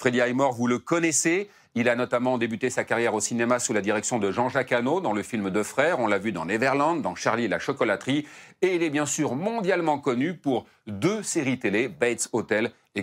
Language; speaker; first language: French; native; French